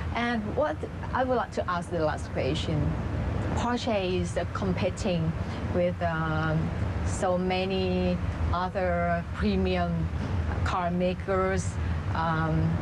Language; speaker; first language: English; non-native, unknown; Thai